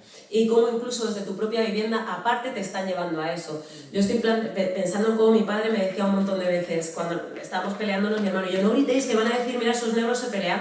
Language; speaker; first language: Spanish; native; Spanish